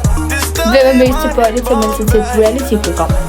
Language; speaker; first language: Danish; native; Danish